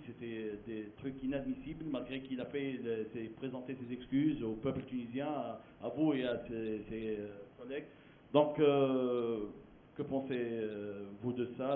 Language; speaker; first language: French; non-native, local second language; Arabic